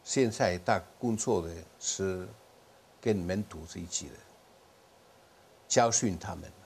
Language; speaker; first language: Chinese; non-native, fluent; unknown